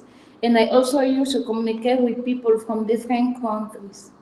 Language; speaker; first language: English; non-native, fluent; Fang